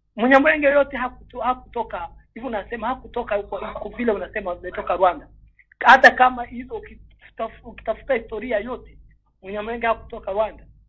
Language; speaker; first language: Swahili; non-native, local second language; Kinyarwanda